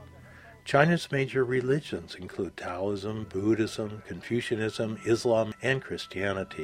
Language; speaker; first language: English; native; English